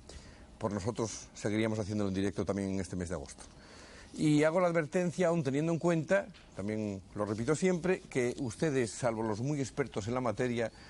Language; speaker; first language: Spanish; native; Spanish